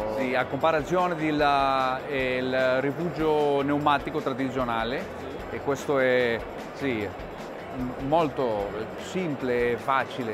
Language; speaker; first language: Italian; non-native, learner; Spanish